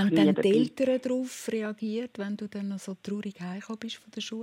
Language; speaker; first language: German; native; German